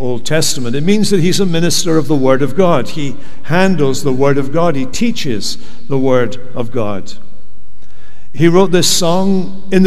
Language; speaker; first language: English; native; English